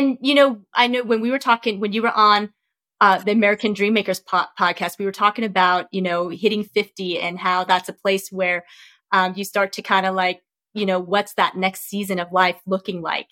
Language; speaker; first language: English; early bilingual, other home language; Vietnamese